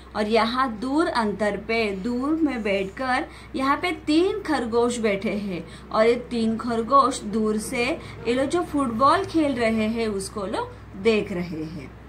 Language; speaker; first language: Hindi; non-native, local second language; Marathi